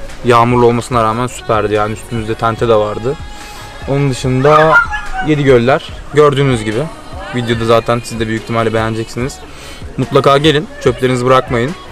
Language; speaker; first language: Turkish; native; Turkish